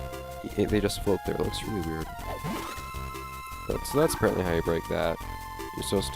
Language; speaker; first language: English; native; English